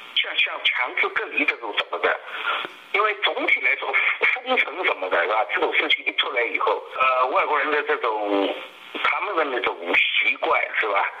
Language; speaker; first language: Chinese; native; Chinese